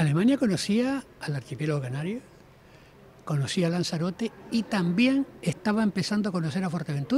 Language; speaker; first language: Spanish; native; Spanish